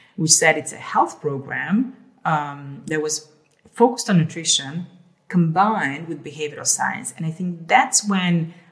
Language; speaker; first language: English; early bilingual, other home language; Hungarian